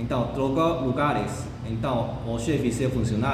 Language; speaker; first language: Portuguese; non-native, fluent; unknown